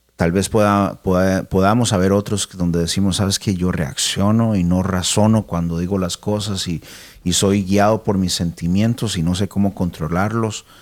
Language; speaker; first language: Spanish; early bilingual, heritage; Spanish